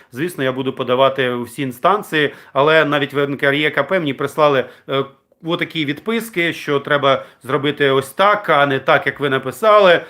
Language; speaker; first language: Ukrainian; non-native, local second language; Russian